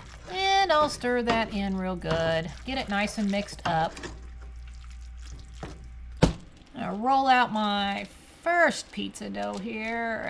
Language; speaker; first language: English; native; English